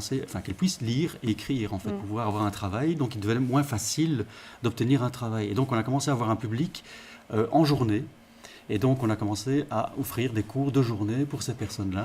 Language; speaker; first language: French; native; French